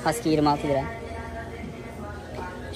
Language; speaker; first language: Turkish; native; Turkish